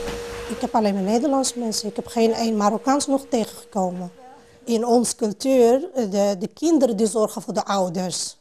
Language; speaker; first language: Dutch; non-native, fluent; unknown